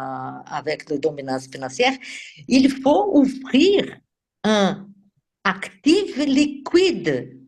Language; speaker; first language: French; non-native, fluent; Portuguese